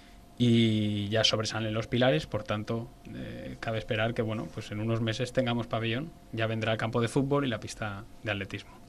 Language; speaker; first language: Spanish; native; Spanish